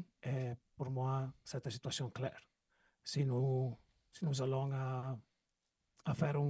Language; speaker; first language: French; non-native, learner; Italian